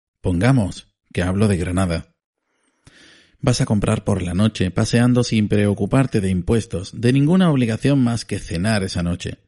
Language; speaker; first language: Spanish; native; Spanish